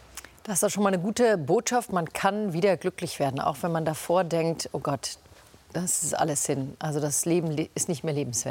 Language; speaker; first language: German; native; German